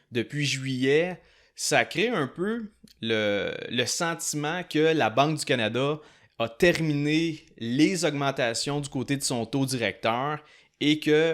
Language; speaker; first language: French; native; French